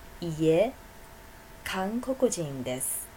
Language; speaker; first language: Japanese; non-native, fluent; Chinese